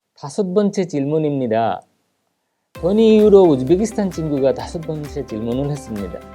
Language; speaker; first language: Korean; non-native, fluent; Bangla